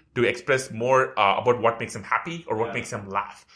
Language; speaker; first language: English; non-native, local second language; Tamil